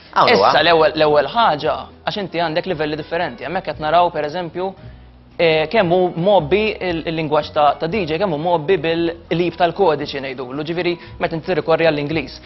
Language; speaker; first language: Maltese; native; Maltese